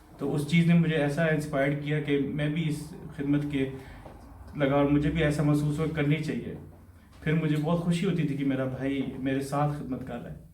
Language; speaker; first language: Urdu; native; Urdu